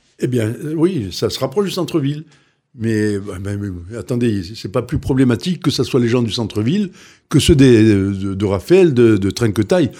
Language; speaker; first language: French; native; French